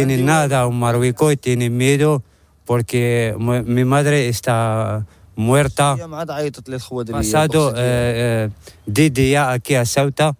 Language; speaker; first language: Spanish; non-native, learner; Arabic